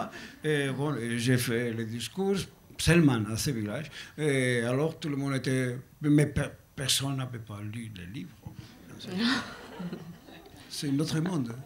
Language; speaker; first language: French; non-native, learner; Basque